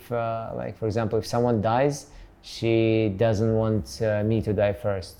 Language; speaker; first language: English; non-native, fluent; Russian